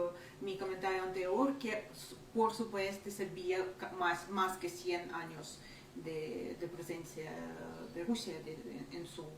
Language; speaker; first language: Spanish; non-native, fluent; Ukrainian